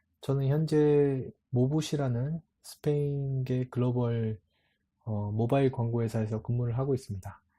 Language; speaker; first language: Korean; native; Korean